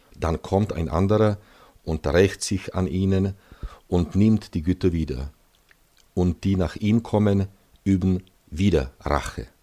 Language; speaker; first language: German; non-native, fluent; Czech